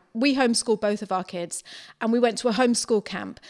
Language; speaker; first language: English; native; English